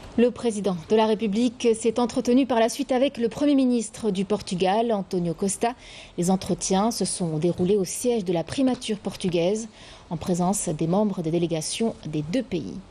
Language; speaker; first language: French; non-native, local second language; Arabic